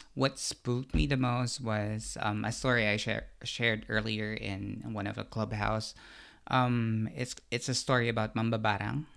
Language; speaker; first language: English; non-native, local second language; Filipino